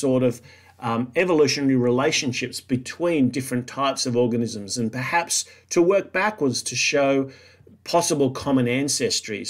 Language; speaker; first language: English; native; English